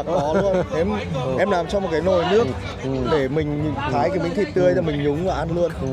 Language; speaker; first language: Vietnamese; native; Vietnamese